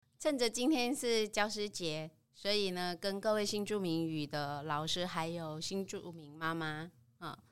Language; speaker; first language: Chinese; non-native, fluent; Vietnamese